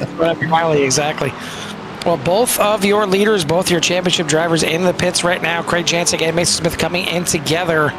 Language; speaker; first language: English; native; English